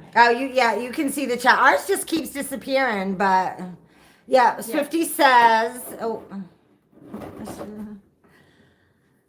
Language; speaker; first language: English; native; English